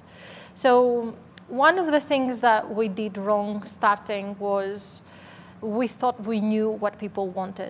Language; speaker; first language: English; non-native, fluent; Greek